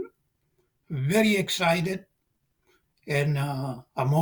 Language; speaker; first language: English; non-native, local second language; Kikuyu